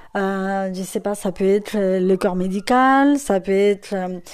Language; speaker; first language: French; non-native, fluent; Spanish